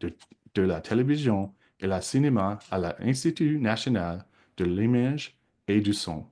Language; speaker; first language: French; non-native, local second language; English